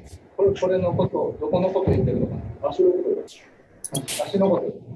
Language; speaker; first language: Japanese; native; Japanese